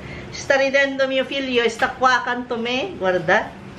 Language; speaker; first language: Italian; non-native, fluent; Filipino